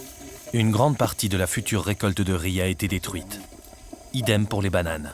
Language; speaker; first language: French; native; French